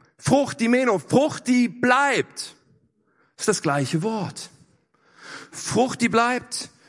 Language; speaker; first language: German; native; German